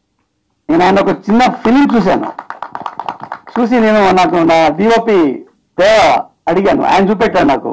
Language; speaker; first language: Telugu; native; Telugu